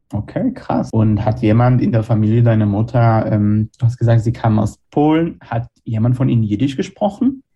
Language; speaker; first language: German; non-native, fluent; Hebrew